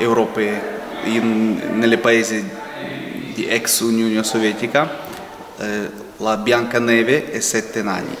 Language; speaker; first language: Italian; non-native, fluent; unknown